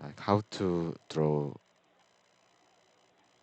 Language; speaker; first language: English; non-native, learner; Korean